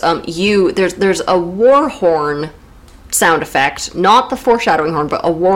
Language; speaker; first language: English; native; English